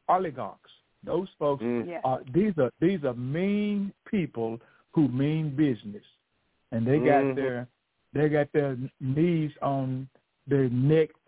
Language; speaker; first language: English; native; English